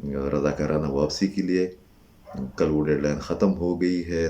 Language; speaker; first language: Urdu; native; Urdu